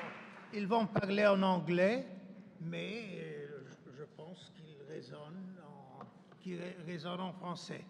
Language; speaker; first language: French; non-native, learner; Italian